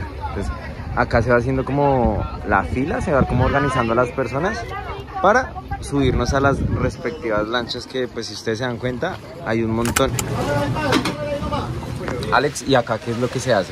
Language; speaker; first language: Spanish; native; Spanish